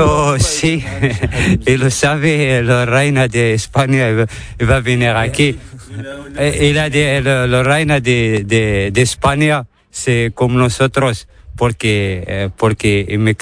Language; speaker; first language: Spanish; non-native, learner; Arabic